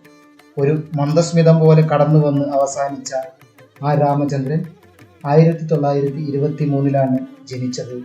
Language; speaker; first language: Malayalam; native; Malayalam